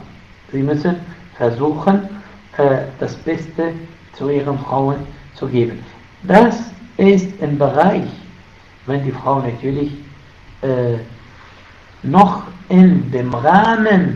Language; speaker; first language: German; non-native, fluent; Arabic